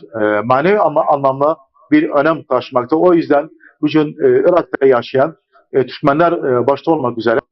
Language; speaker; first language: Turkish; early bilingual, heritage; Arabic